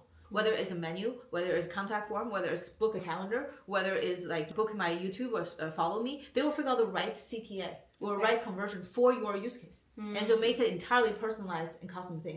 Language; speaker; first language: English; non-native, fluent; Chinese